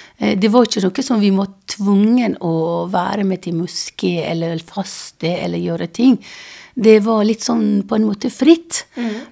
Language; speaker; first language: Norwegian; non-native, fluent; Persian